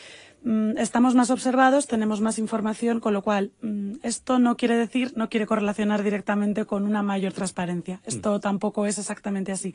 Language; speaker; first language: Spanish; native; Spanish